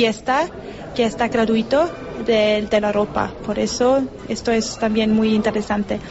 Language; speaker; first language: Spanish; non-native, learner; German